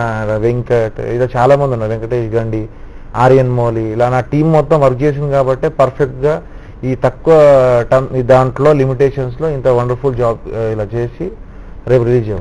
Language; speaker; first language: Telugu; native; Telugu